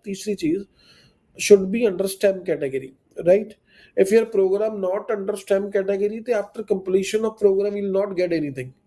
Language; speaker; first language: English; non-native, local second language; Punjabi